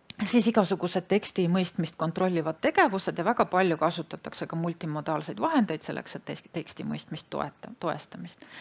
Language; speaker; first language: Estonian; native; Estonian